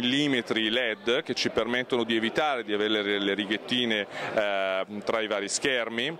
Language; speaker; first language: Italian; native; Italian